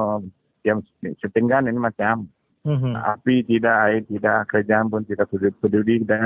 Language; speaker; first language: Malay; non-native, local second language; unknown